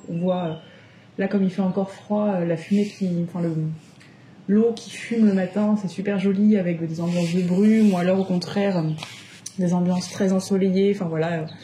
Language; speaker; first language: French; native; French